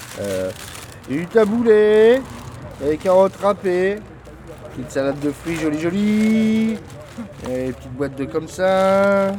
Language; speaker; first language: French; native; French